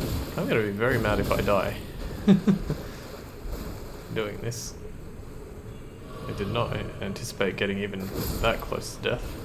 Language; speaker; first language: English; native; English